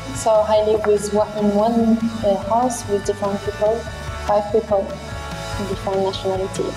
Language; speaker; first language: English; non-native, learner; French